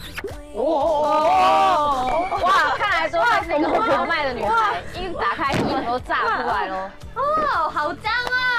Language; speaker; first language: Chinese; non-native, fluent; Korean